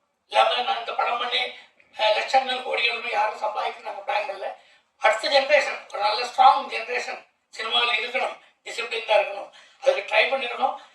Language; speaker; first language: Tamil; non-native, local second language; Malayalam